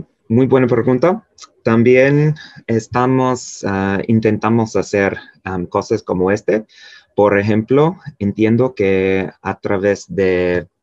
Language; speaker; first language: Spanish; non-native, fluent; English